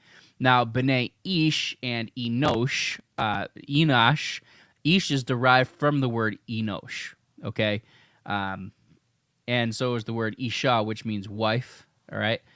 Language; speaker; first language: English; native; English